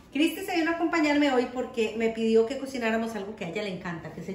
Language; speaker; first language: Spanish; native; Spanish